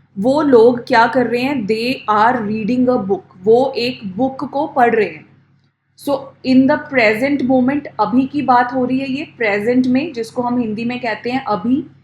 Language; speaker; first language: Hindi; native; Hindi